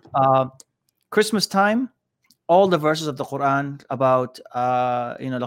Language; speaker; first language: English; native; English